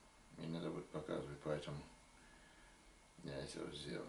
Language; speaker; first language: Russian; non-native, learner; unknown